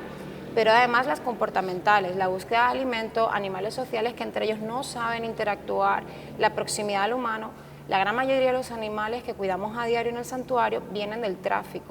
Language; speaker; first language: Spanish; native; Spanish